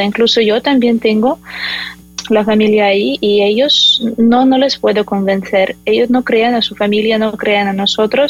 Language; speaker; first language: Spanish; non-native, fluent; Ukrainian